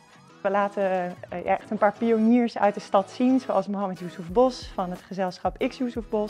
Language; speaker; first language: Dutch; native; Dutch